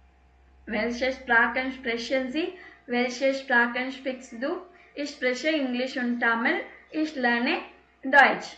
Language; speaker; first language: German; non-native, fluent; Tamil